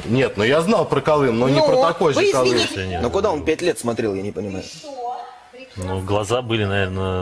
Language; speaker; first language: Russian; native; Russian